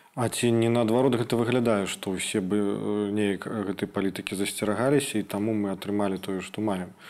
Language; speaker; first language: Belarusian; native; Belarusian